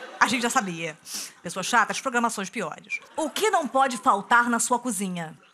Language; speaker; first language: Portuguese; native; Portuguese